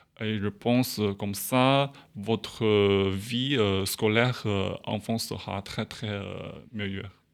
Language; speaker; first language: French; non-native, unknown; Chinese